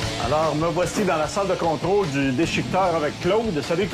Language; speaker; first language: French; native; French